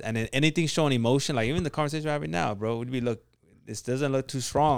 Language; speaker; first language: English; early bilingual, other home language; Spanish